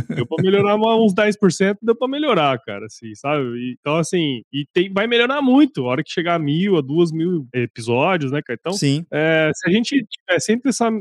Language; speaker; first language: Portuguese; native; Portuguese